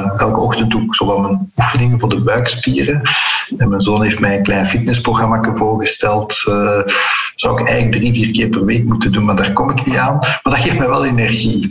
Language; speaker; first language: Dutch; early bilingual, heritage; Dutch